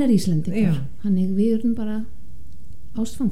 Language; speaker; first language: Icelandic; non-native, fluent; German